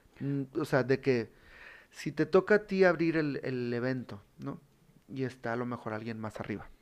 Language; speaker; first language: Spanish; native; Spanish